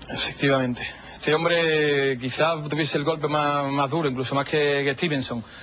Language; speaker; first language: Spanish; native; Spanish